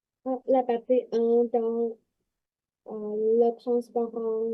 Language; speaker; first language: French; non-native, learner; Vietnamese